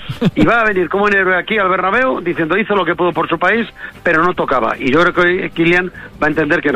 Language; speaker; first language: Spanish; native; Spanish